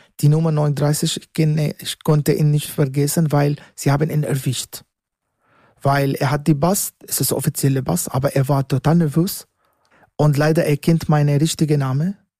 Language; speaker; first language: German; non-native, learner; Arabic